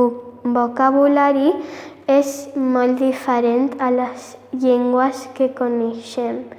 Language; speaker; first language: Catalan; non-native, learner; English